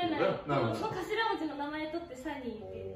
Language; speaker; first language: Japanese; native; Japanese